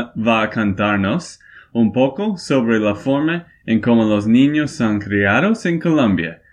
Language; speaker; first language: Spanish; non-native, fluent; English